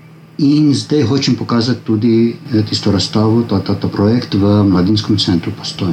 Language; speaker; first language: Slovenian; non-native, learner; Armenian